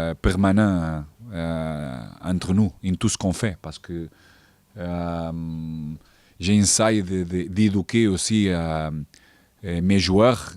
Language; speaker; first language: French; non-native, learner; Portuguese